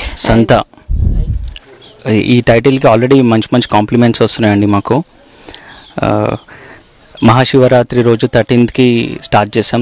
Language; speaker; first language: Telugu; native; Telugu